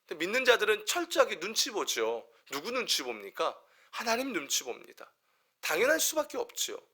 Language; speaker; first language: Korean; native; Korean